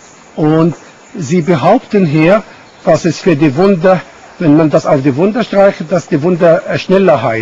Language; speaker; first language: German; non-native, fluent; Arabic